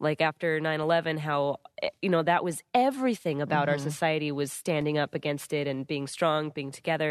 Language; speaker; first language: English; native; English